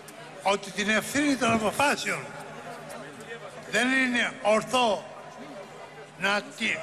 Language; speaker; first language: Greek; native; Greek